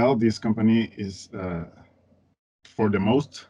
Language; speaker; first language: English; non-native, fluent; Spanish